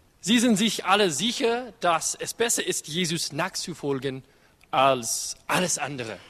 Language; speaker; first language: German; non-native, learner; English